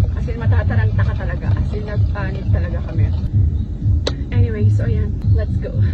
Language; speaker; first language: Filipino; non-native, fluent; English